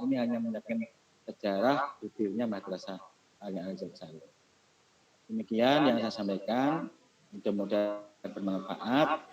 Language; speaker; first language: Indonesian; non-native, local second language; Javanese